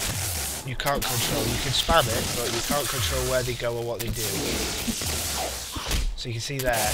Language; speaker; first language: English; native; English